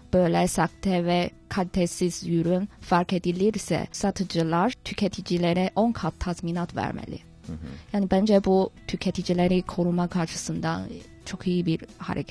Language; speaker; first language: Turkish; non-native, fluent; Chinese